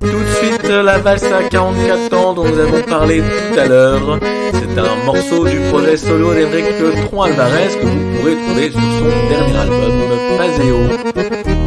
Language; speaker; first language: French; native; French